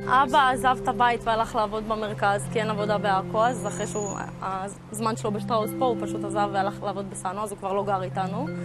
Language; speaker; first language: Hebrew; early bilingual, other home language; Russian